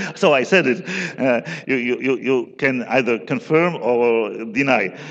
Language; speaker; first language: English; non-native, fluent; Polish